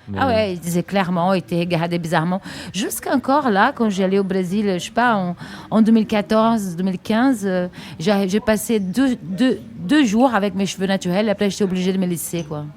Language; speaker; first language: French; non-native, fluent; Portuguese